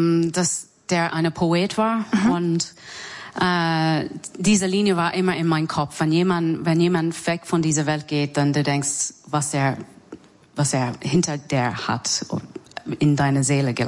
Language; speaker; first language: German; non-native, fluent; English